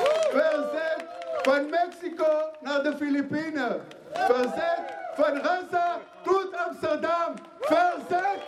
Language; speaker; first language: Dutch; non-native, fluent; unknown